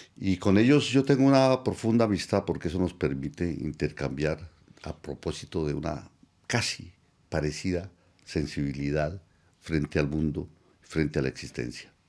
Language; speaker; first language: Spanish; native; Spanish